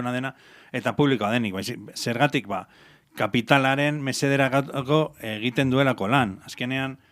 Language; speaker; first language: Basque; non-native, local second language; Spanish